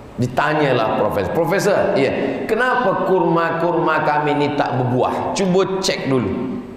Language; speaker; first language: Malay; native; Malay